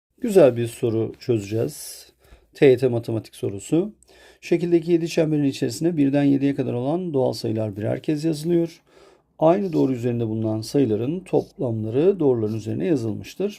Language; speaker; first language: Turkish; native; Turkish